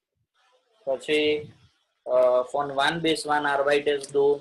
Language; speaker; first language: German; non-native, learner; Gujarati